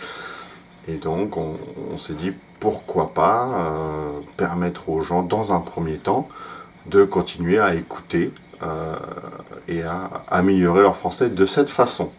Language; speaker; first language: French; native; French